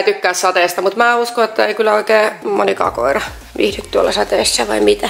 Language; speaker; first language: Finnish; native; Finnish